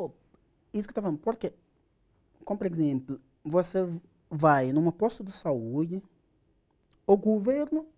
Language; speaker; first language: Portuguese; non-native, learner; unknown